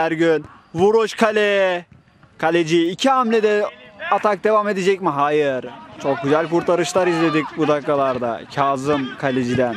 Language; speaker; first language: Turkish; native; Turkish